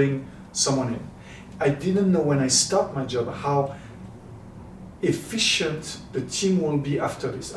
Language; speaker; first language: English; non-native, fluent; French